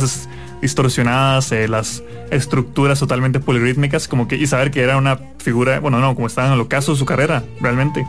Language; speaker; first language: Spanish; native; Spanish